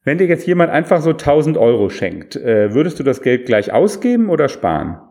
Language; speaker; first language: German; native; German